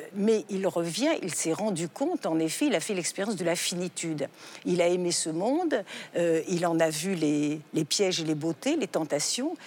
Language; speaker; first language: French; native; French